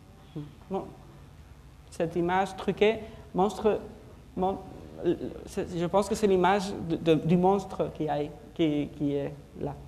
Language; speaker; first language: French; non-native, fluent; Spanish